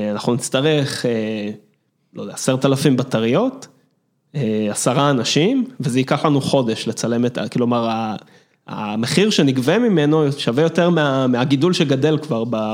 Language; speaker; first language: Hebrew; early bilingual, other home language; English